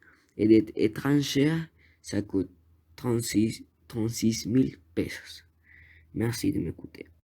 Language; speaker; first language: French; non-native, learner; Spanish